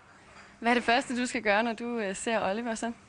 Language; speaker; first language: Danish; native; Danish